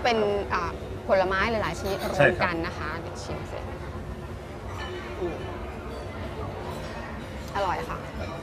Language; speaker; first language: Thai; native; Thai